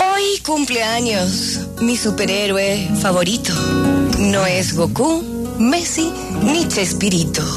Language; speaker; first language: Spanish; native; Spanish